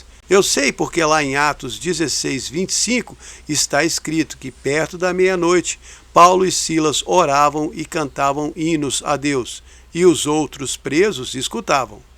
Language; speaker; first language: Portuguese; native; Portuguese